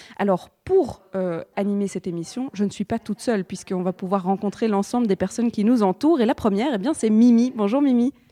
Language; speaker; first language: French; native; French